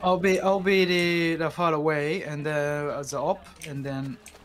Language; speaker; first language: English; non-native, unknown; Japanese